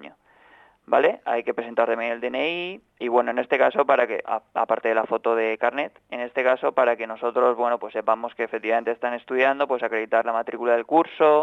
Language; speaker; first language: Spanish; native; Spanish